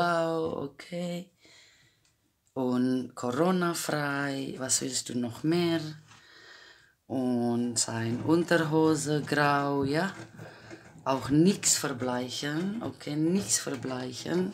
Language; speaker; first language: German; non-native, fluent; Croatian